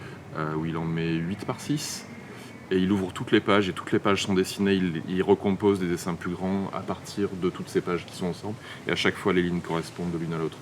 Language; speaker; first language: French; native; French